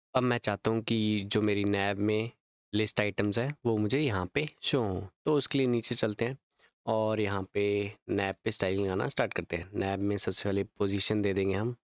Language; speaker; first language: Hindi; native; Hindi